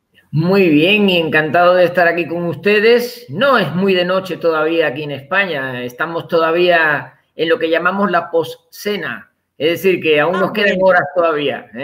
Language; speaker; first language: Spanish; native; Spanish